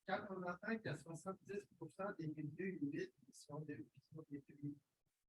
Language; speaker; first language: French; native; French